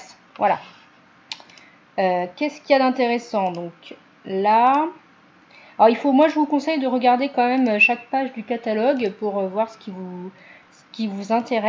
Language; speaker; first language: French; native; French